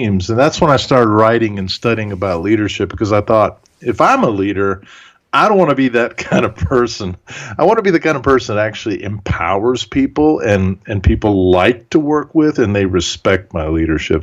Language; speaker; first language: English; early bilingual, other home language; German